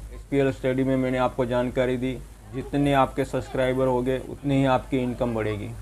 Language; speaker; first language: Hindi; non-native, local second language; Gujarati